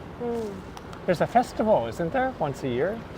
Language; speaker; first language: English; non-native, fluent; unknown